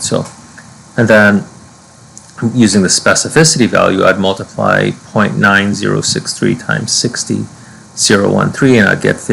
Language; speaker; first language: English; native; English